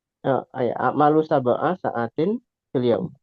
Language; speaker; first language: Arabic; non-native, learner; Indonesian